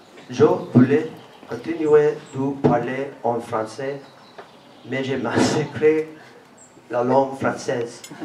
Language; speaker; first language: French; non-native, learner; English